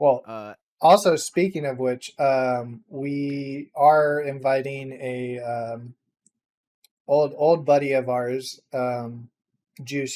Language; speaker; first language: English; native; English